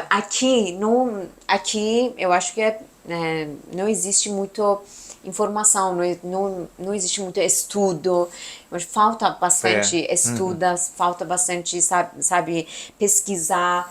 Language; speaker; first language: Portuguese; non-native, learner; Persian